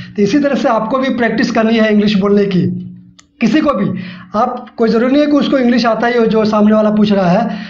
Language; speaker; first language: Hindi; native; Hindi